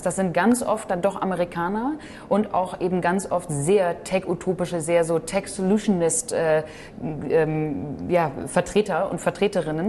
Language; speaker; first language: German; native; German